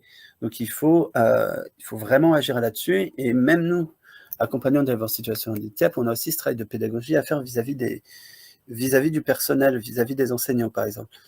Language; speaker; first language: French; native; French